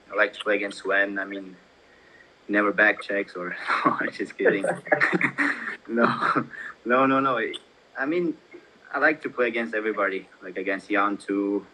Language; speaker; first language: English; non-native, fluent; German